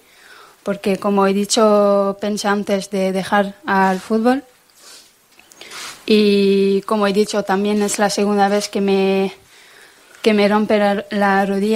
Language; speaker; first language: Spanish; non-native, fluent; French